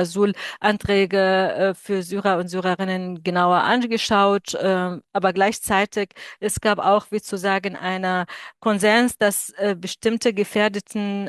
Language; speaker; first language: German; non-native, fluent; Arabic